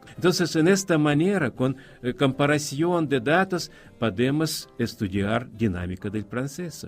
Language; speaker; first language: Spanish; non-native, fluent; Russian